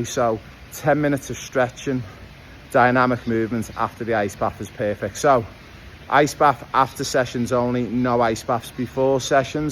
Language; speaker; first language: English; native; English